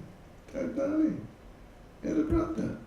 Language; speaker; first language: Russian; non-native, learner; English